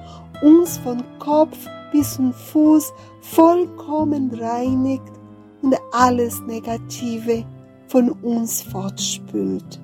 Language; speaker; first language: German; non-native, fluent; Portuguese